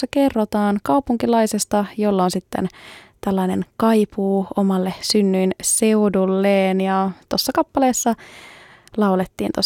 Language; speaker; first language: Finnish; native; Finnish